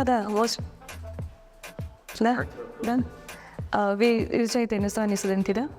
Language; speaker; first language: Russian; non-native, learner; Hindi